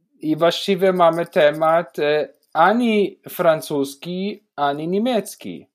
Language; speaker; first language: Polish; non-native, fluent; German